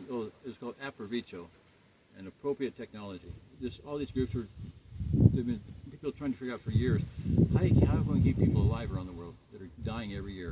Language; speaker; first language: English; native; English